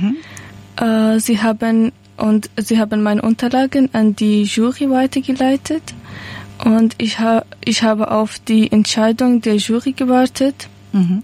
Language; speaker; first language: German; non-native, learner; Persian